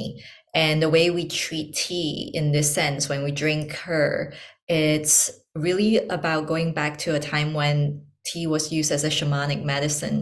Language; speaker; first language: English; non-native, local second language; Chinese